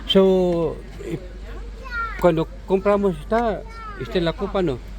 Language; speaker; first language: Spanish; non-native, learner; Filipino